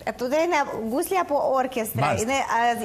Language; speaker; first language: Greek; non-native, learner; Russian